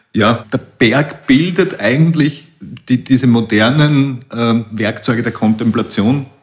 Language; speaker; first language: German; native; German